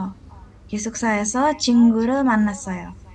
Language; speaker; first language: Korean; non-native, learner; Indonesian